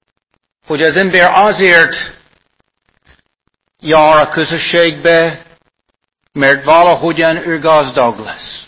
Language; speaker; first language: Hungarian; non-native, fluent; English